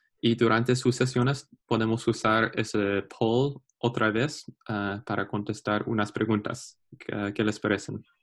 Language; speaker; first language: Spanish; non-native, learner; English